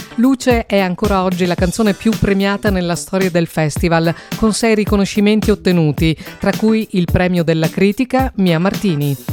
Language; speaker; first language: Italian; native; Italian